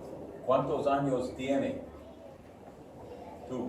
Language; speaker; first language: Spanish; non-native, learner; English